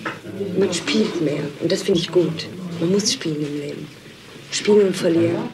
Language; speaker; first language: German; non-native, learner; French